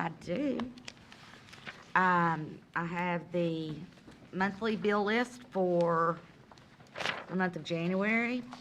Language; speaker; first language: English; native; English